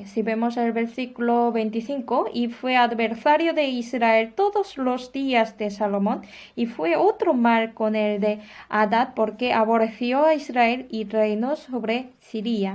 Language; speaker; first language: Spanish; non-native, fluent; Korean